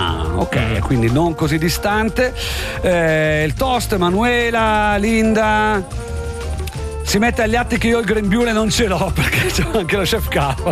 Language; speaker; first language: Italian; native; Italian